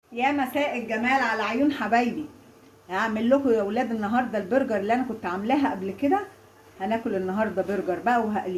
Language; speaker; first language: Arabic; native; Arabic